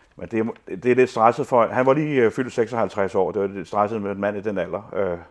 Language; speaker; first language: Danish; native; Danish